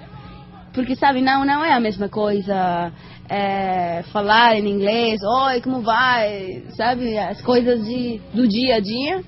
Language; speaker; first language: Portuguese; non-native, learner; Spanish